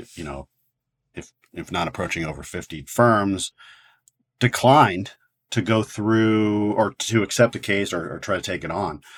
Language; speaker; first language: English; native; English